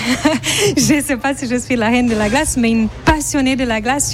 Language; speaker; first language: French; non-native, fluent; Portuguese